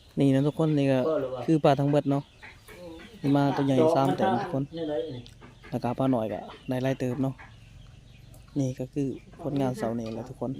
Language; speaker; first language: Thai; non-native, local second language; Lao